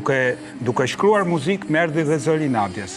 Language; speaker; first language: Albanian; native; Albanian